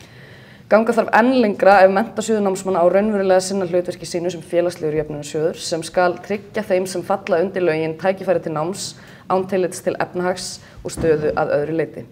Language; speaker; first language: Icelandic; native; Icelandic